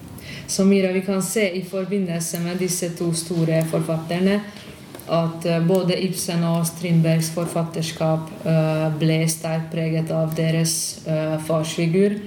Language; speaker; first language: Norwegian; non-native, fluent; Hungarian